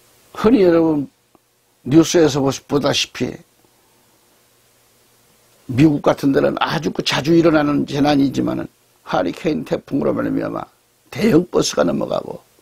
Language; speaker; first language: Korean; native; Korean